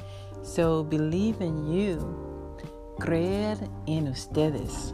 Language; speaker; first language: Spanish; non-native, learner; English